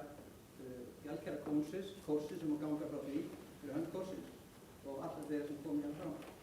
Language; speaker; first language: Icelandic; native; Icelandic